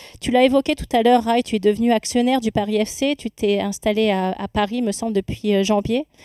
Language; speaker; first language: French; native; French